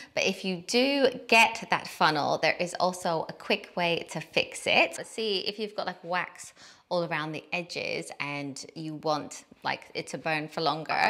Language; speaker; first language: English; native; English